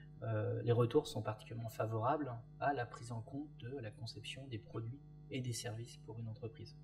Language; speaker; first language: French; native; French